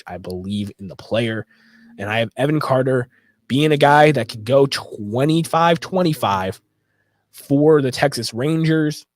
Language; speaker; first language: English; native; English